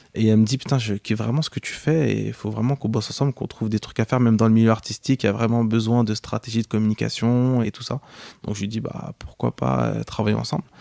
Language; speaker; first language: French; native; French